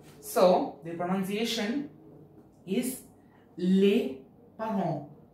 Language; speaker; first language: English; non-native, local second language; Tamil